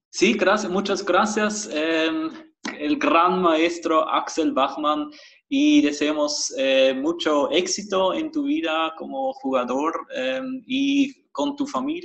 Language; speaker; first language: Spanish; non-native, fluent; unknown